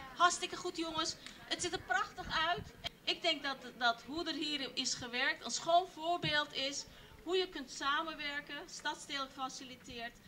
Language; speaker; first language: Dutch; early bilingual, other home language; Turkish